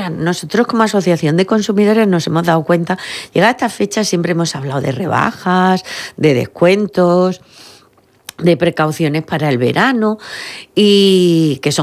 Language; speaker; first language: Spanish; native; Spanish